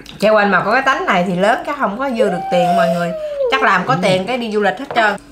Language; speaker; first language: Vietnamese; native; Vietnamese